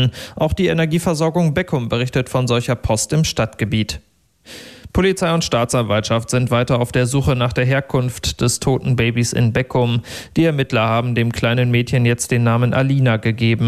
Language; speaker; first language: German; native; German